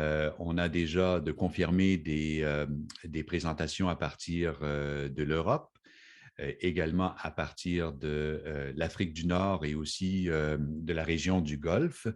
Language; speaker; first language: French; native; French